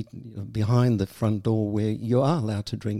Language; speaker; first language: English; native; English